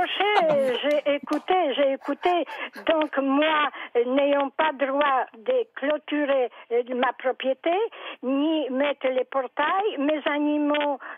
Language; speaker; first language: French; non-native, fluent; Polish